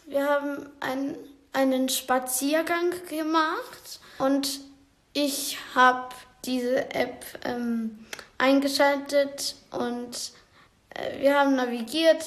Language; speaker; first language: German; non-native, learner; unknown